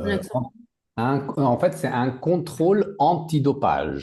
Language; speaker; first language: French; native; French